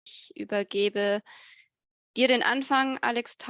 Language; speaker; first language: German; native; German